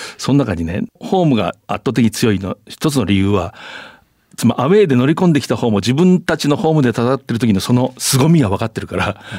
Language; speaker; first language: Japanese; native; Japanese